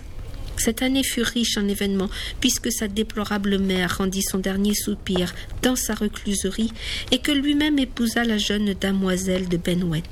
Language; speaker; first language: French; native; French